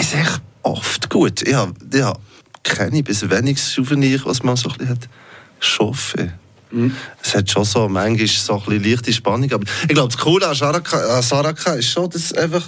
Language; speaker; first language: German; non-native, local second language; French